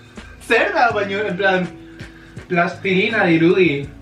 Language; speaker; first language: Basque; non-native, local second language; Spanish